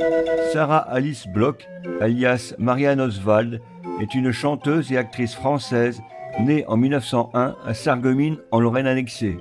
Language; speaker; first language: French; native; French